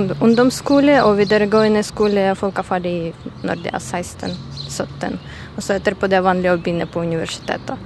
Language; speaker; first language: Norwegian; non-native, fluent; Ukrainian